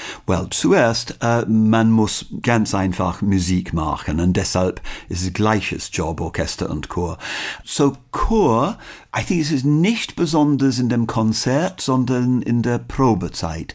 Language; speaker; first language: German; non-native, fluent; English